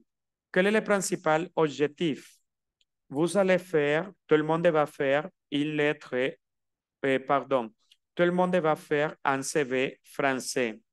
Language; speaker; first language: French; non-native, fluent; Spanish